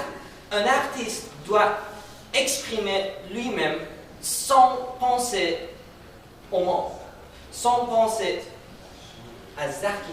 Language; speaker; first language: French; non-native, fluent; Persian